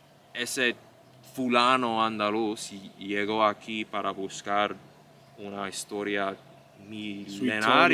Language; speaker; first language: Spanish; non-native, fluent; English